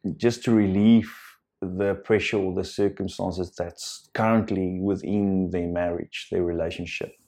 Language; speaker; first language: English; non-native, local second language; Afrikaans